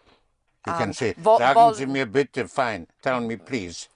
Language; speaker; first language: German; non-native, fluent; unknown